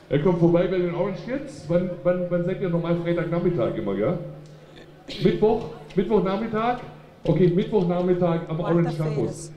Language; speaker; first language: German; native; German